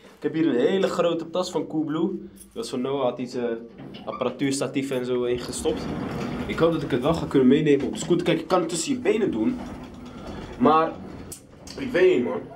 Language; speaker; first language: Dutch; early bilingual, other home language; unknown